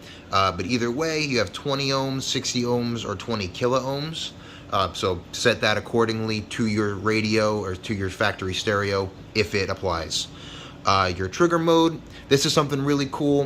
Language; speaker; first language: English; native; English